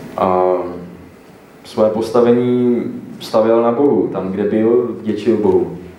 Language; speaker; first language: Czech; native; Czech